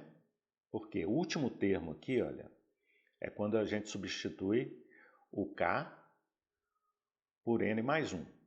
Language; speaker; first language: Portuguese; native; Portuguese